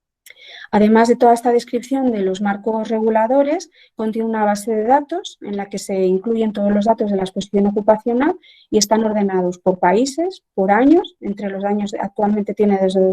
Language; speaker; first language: Spanish; native; Spanish